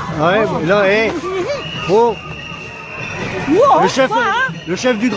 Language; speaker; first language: French; native; French